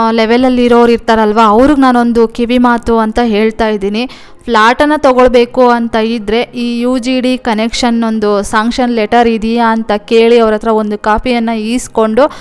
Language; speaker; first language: Kannada; native; Kannada